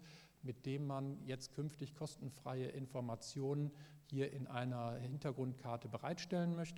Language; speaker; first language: German; native; German